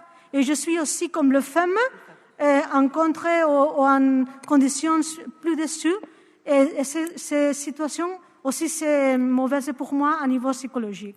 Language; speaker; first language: French; non-native, learner; Spanish